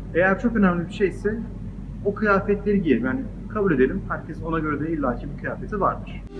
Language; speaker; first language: Turkish; native; Turkish